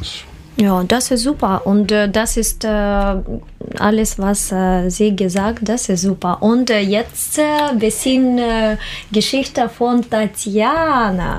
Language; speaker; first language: German; non-native, learner; Russian